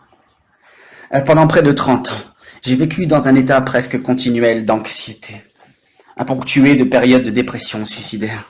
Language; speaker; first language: French; native; French